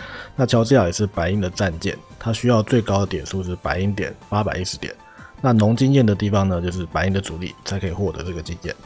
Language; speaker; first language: Chinese; native; Chinese